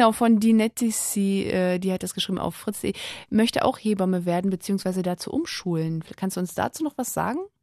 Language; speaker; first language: German; native; German